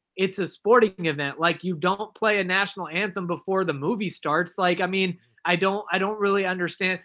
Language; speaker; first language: English; native; English